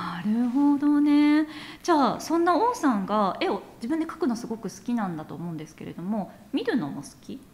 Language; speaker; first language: Japanese; native; Japanese